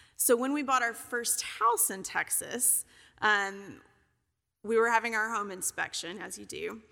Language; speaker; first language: English; native; English